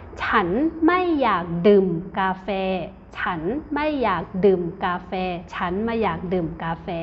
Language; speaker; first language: Thai; non-native, fluent; Burmese